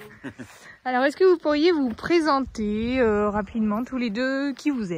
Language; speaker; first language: French; native; French